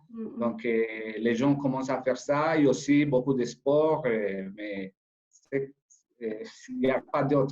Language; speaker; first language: French; non-native, fluent; Spanish